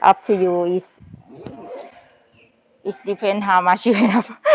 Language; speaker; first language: English; non-native, learner; Thai